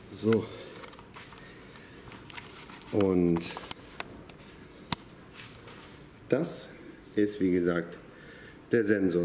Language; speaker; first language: German; native; German